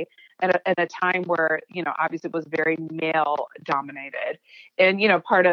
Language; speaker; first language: English; early bilingual, other home language; Urdu